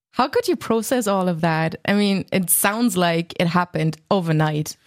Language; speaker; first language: English; non-native, fluent; German